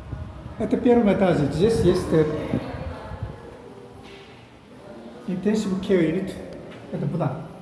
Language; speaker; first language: Russian; non-native, learner; Korean